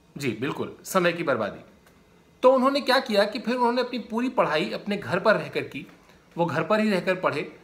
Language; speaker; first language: Hindi; native; Hindi